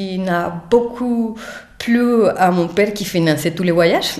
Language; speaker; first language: French; non-native, fluent; Spanish